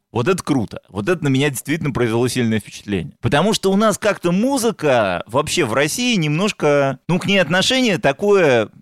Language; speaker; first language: Russian; native; Russian